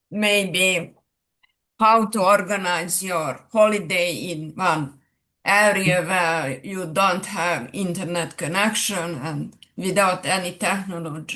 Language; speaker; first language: English; non-native, fluent; Serbian